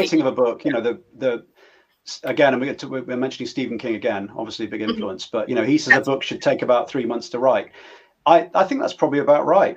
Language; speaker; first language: English; native; English